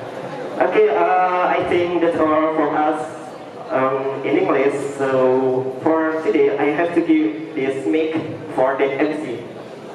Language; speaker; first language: English; non-native, learner; Indonesian